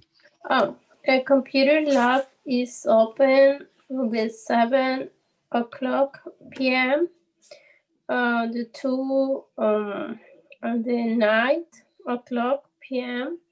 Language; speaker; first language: English; non-native, learner; Spanish